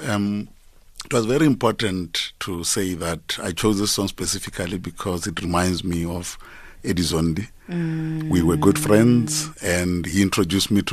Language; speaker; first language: English; non-native, local second language; Northern Sotho